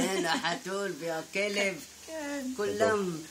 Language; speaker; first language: Hebrew; non-native, fluent; Arabic